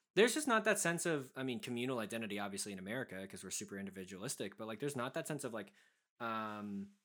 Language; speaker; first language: English; native; English